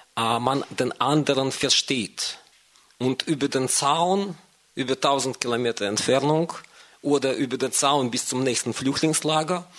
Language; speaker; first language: German; non-native, fluent; Russian